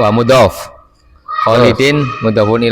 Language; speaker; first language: Arabic; non-native, learner; Indonesian